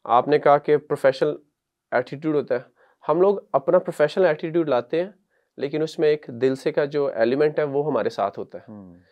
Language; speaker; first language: Urdu; native; Urdu